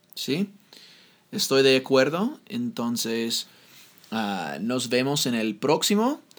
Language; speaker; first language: Spanish; non-native, fluent; English